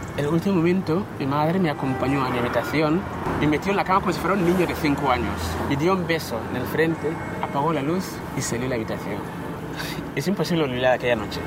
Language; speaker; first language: Spanish; non-native, fluent; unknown